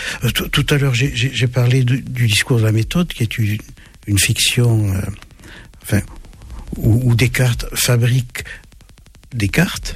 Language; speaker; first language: French; native; French